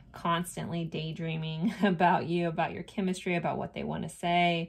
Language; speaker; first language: English; native; English